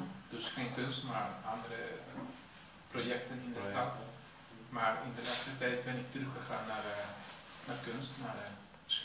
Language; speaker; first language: Dutch; non-native, fluent; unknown